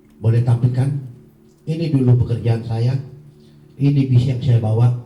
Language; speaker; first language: Indonesian; native; Indonesian